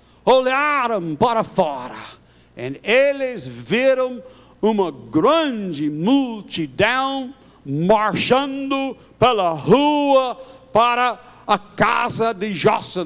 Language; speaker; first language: Portuguese; non-native, fluent; English